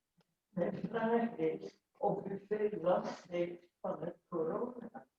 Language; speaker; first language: Dutch; non-native, fluent; Indonesian